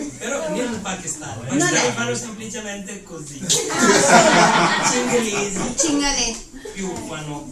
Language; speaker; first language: Italian; non-native, learner; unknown